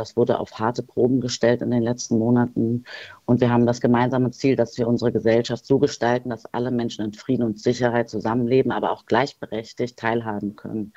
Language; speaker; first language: German; early bilingual, other home language; Turkish